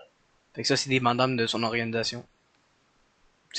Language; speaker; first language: French; native; French